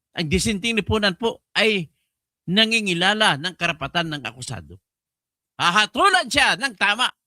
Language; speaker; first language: Filipino; non-native, local second language; Cebuano